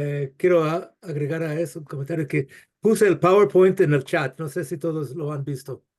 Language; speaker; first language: Spanish; non-native, fluent; English